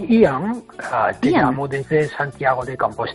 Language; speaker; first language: Spanish; non-native, fluent; English